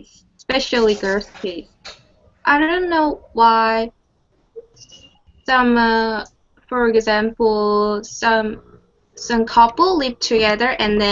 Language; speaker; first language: English; non-native, learner; Korean